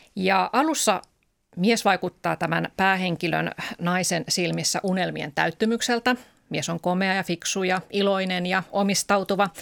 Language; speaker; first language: Finnish; native; Finnish